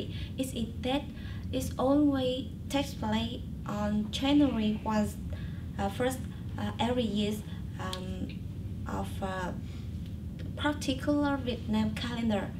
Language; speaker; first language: English; non-native, learner; Vietnamese